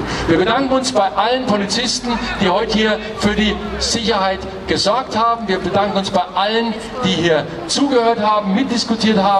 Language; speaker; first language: German; native; German